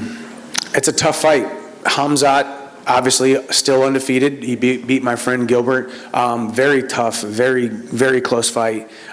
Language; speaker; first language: English; native; English